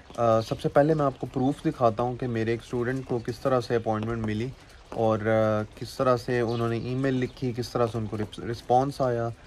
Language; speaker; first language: Urdu; native; Urdu